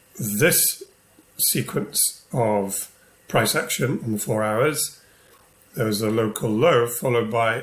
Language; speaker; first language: English; native; English